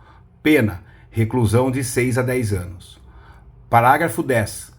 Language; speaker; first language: Portuguese; native; Portuguese